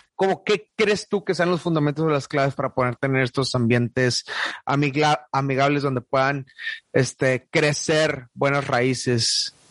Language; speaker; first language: Spanish; native; Spanish